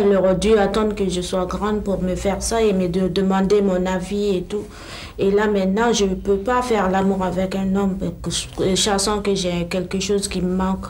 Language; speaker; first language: French; early bilingual, other home language; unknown